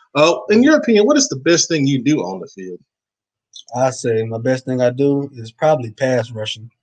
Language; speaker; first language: English; native; English